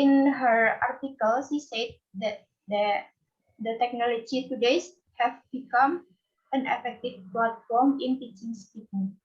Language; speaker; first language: English; non-native, fluent; Indonesian